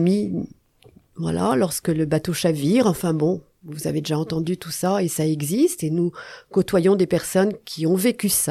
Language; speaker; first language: French; native; French